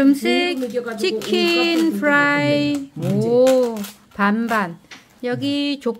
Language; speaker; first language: Korean; non-native, learner; Vietnamese